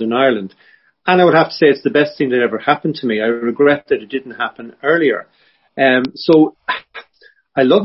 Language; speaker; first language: English; native; English